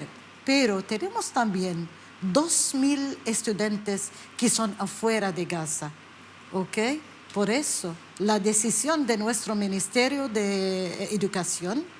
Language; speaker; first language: Spanish; non-native, learner; Arabic